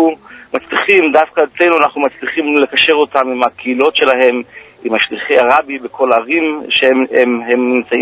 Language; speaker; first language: Hebrew; early bilingual, heritage; Hebrew